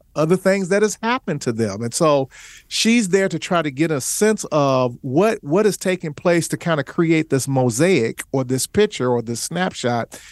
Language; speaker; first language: English; native; English